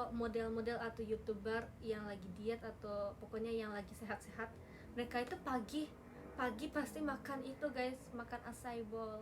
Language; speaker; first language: Indonesian; native; Indonesian